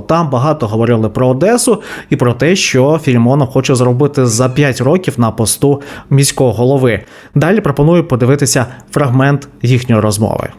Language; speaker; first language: Ukrainian; native; Ukrainian